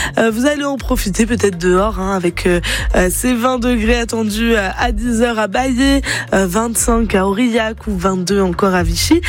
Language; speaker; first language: French; native; French